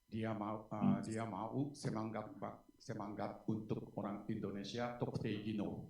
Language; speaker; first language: Indonesian; non-native, learner; Japanese